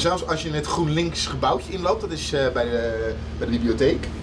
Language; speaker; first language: Dutch; native; Dutch